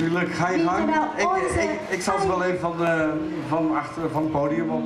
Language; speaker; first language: Dutch; native; Dutch